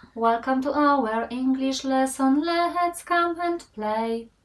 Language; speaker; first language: English; non-native, fluent; Polish